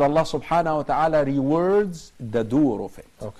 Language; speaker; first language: English; non-native, fluent; Arabic